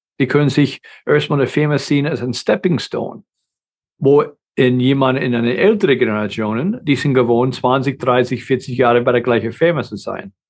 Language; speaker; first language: German; non-native, fluent; English